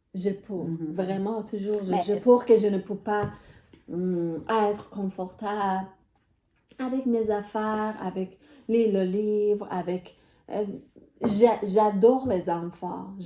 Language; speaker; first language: French; non-native, learner; Persian